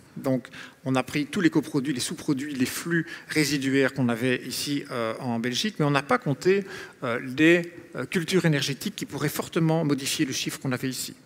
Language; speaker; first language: French; native; French